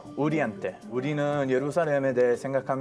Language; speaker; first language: Korean; non-native, fluent; Hebrew